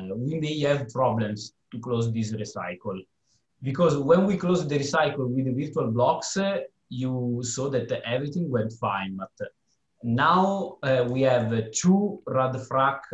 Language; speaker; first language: English; non-native, fluent; Italian